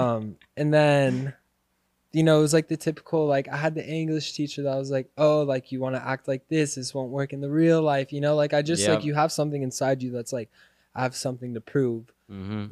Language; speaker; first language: English; native; English